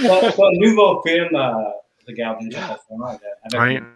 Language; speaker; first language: French; non-native, learner; English